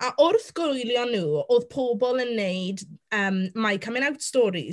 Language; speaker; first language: Welsh; non-native, local second language; English